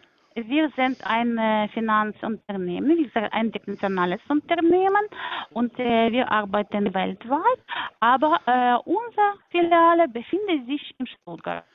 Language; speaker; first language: German; non-native, learner; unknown